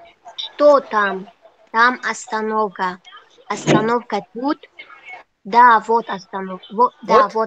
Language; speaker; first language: Russian; non-native, learner; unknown